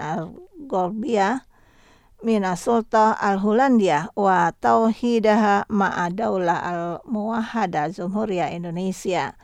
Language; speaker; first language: Arabic; non-native, fluent; Indonesian